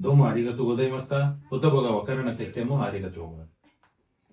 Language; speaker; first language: Japanese; non-native, learner; Hindi